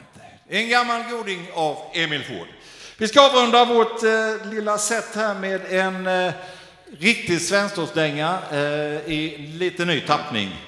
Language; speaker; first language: Swedish; native; Swedish